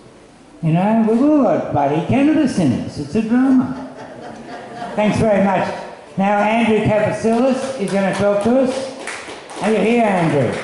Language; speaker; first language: English; native; English